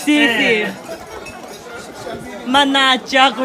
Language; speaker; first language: Italian; non-native, local second language; Korean